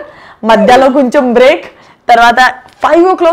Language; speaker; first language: Telugu; non-native, learner; Gujarati